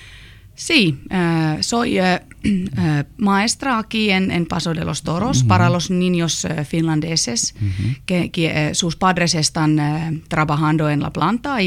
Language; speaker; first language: Spanish; non-native, learner; Finnish